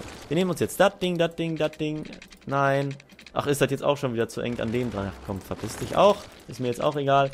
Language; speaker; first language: German; native; German